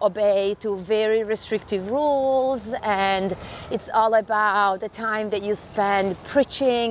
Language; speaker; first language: English; non-native, fluent; Italian